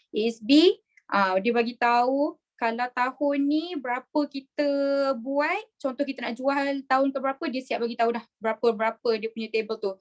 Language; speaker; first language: Malay; native; Malay